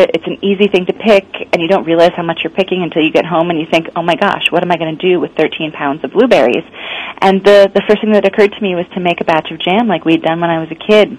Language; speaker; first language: English; native; English